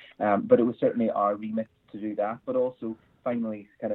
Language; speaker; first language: English; native; English